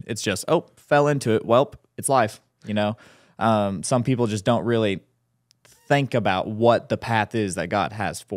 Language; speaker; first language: English; native; English